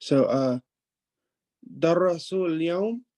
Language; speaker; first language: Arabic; non-native, learner; English